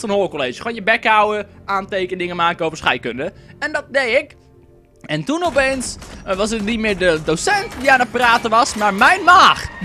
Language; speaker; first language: Dutch; native; Dutch